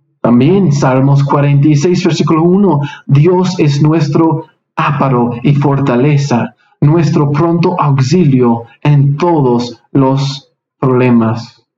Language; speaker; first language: Spanish; non-native, fluent; English